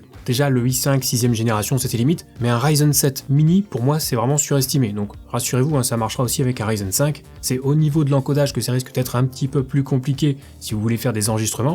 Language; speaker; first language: French; native; French